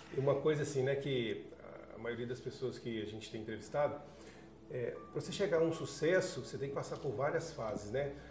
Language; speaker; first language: Portuguese; native; Portuguese